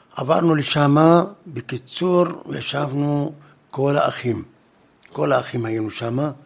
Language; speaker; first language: Hebrew; non-native, fluent; Arabic